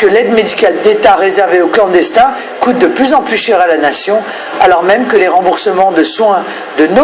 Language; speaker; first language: French; native; French